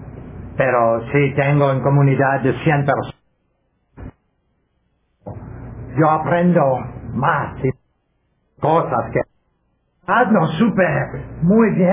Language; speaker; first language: Spanish; non-native, learner; English